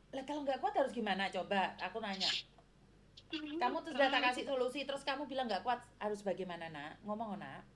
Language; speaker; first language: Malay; non-native, local second language; Javanese